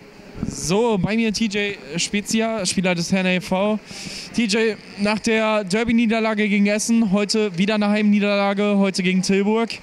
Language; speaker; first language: German; native; German